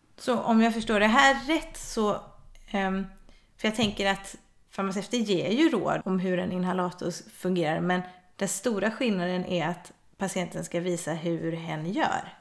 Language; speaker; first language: Swedish; native; Swedish